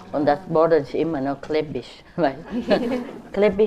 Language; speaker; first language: German; non-native, learner; Vietnamese